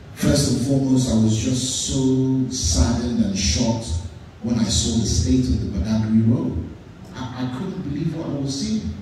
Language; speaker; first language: English; native; English